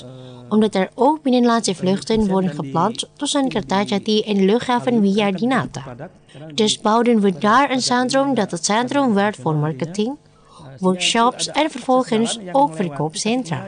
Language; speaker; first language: Dutch; non-native, fluent; Indonesian